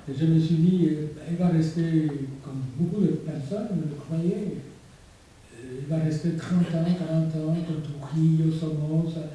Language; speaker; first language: French; non-native, fluent; Spanish